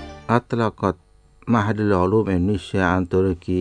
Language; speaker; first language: Arabic; non-native, fluent; Indonesian